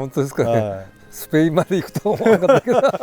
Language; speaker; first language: Japanese; native; Japanese